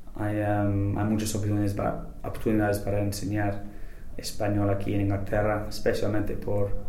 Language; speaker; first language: Spanish; non-native, fluent; English